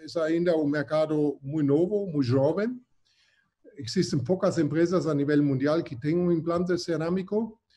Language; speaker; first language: Portuguese; non-native, fluent; German